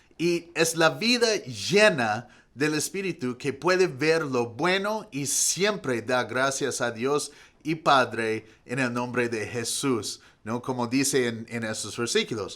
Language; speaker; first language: Spanish; non-native, fluent; English